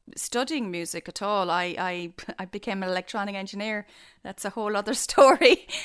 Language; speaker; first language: English; native; English